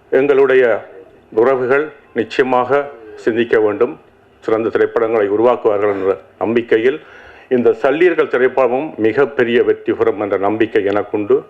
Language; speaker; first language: Tamil; native; Tamil